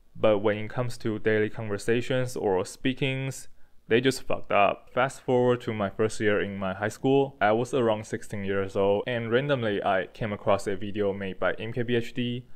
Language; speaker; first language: English; non-native, fluent; Chinese